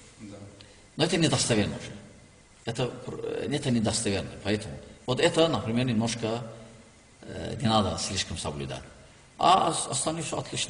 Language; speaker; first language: Russian; non-native, learner; Turkish